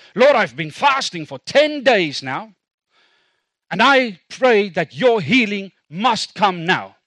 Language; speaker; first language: English; non-native, local second language; Afrikaans